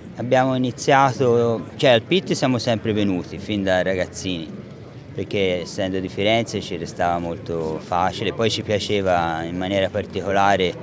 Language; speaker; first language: Italian; native; Italian